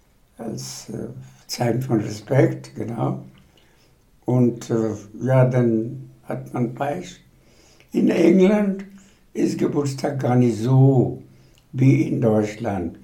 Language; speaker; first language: German; non-native, fluent; Bangla